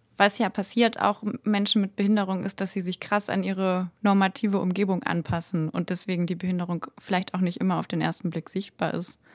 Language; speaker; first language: German; native; German